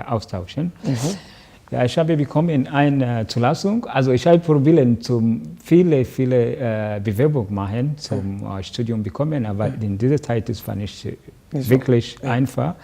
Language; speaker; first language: German; non-native, learner; Kinyarwanda